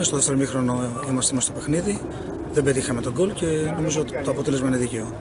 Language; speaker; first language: Greek; native; Greek